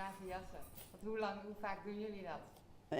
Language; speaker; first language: Dutch; native; Dutch